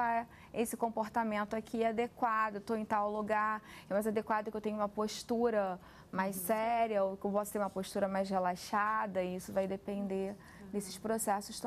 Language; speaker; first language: Portuguese; native; Portuguese